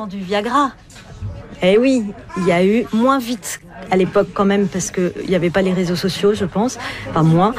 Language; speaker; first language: French; native; French